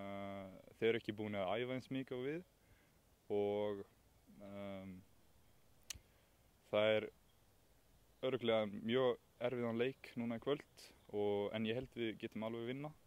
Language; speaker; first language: Icelandic; non-native, learner; Swedish